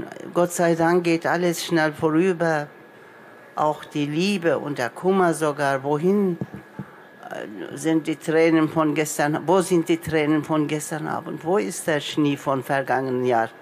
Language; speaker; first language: German; non-native, local second language; Turkish